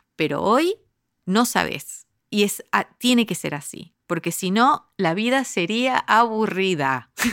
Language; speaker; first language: Spanish; early bilingual, heritage; Spanish